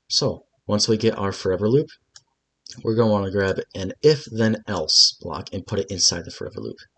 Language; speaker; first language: English; native; English